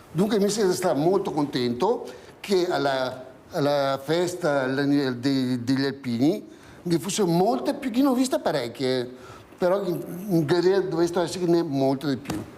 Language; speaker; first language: Italian; native; Italian